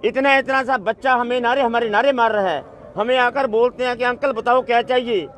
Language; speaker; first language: Hindi; non-native, local second language; Punjabi